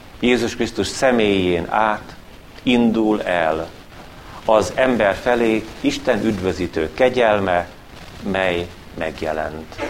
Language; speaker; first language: Hungarian; native; Hungarian